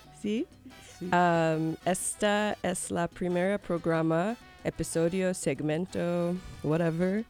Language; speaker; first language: Spanish; non-native, learner; English